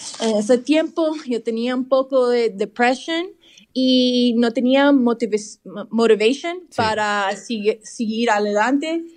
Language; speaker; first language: Spanish; early bilingual, heritage; English